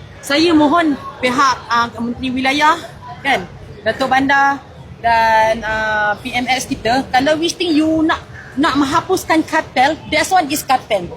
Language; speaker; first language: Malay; native; Malay